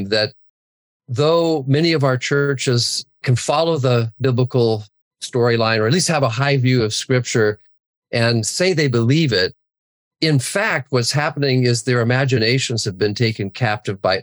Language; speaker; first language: English; native; English